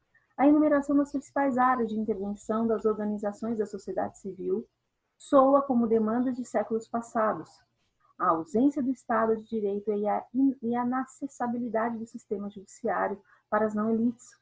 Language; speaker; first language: Portuguese; native; Portuguese